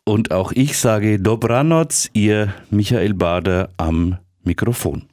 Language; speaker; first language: German; native; German